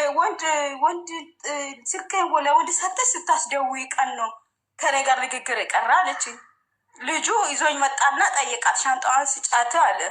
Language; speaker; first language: Amharic; non-native, local second language; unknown